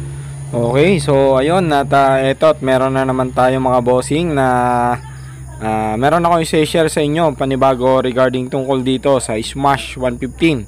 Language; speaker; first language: Filipino; native; Filipino